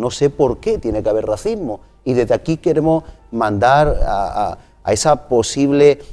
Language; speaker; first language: Spanish; native; Spanish